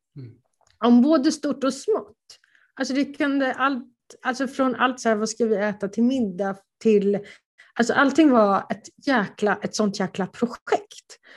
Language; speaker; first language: Swedish; early bilingual, other home language; Polish